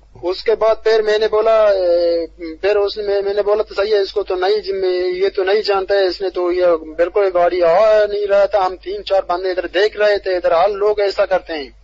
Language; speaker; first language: Urdu; non-native, local second language; Baluchi